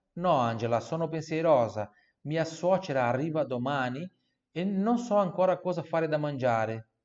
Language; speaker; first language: Italian; non-native, fluent; Portuguese